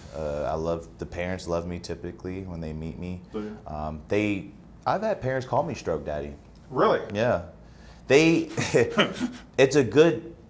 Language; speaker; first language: English; native; English